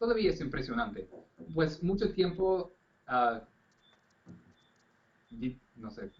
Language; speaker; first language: Spanish; non-native, fluent; English